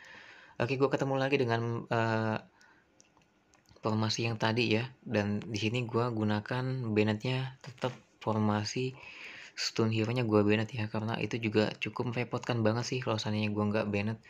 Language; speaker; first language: Indonesian; native; Indonesian